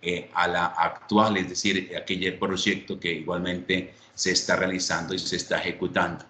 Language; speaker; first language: Spanish; native; Spanish